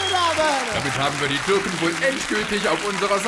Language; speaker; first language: German; native; German